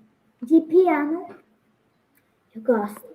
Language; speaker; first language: Portuguese; early bilingual, heritage; Portuguese